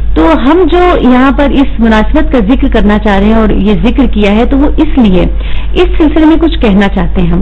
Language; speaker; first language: Urdu; native; Urdu